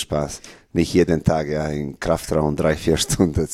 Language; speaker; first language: German; non-native, learner; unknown